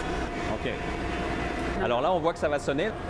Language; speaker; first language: French; native; French